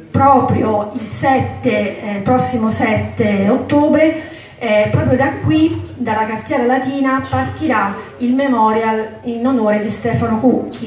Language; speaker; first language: Italian; native; Italian